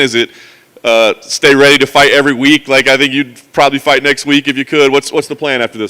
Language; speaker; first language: English; native; English